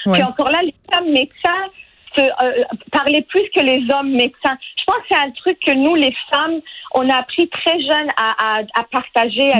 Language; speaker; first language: French; non-native, fluent; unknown